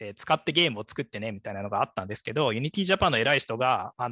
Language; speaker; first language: Japanese; native; Japanese